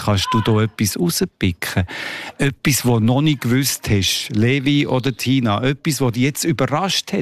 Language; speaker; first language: German; native; German